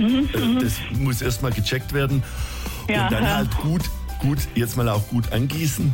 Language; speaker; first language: German; native; German